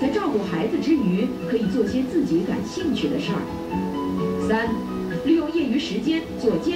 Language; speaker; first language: Chinese; native; Chinese